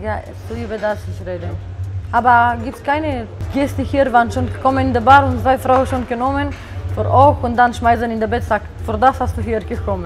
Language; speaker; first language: German; non-native, learner; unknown